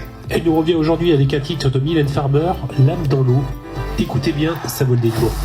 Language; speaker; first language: French; native; French